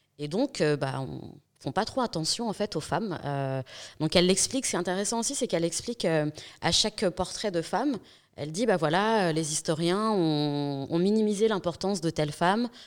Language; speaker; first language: French; native; French